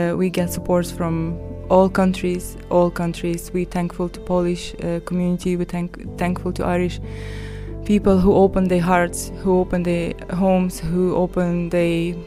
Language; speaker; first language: English; non-native, fluent; Ukrainian